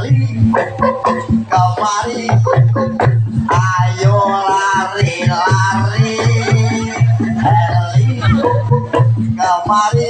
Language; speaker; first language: Indonesian; non-native, local second language; Javanese